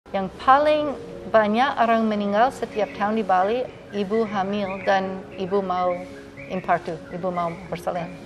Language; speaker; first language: Indonesian; non-native, fluent; English